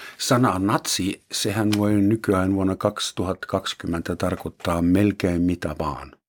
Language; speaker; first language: Finnish; non-native, fluent; German